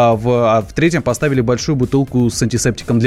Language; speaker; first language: Russian; native; Russian